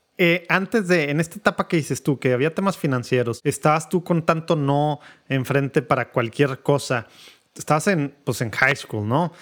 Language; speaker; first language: Spanish; native; Spanish